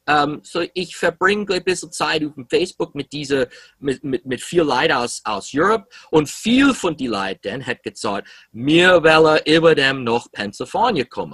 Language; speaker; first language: German; early bilingual, heritage; English